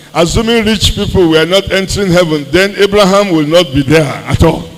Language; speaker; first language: English; non-native, local second language; Yoruba